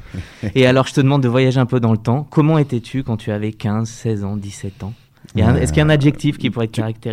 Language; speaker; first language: French; native; French